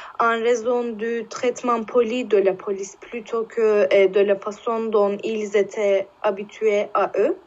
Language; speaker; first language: French; non-native, learner; Turkish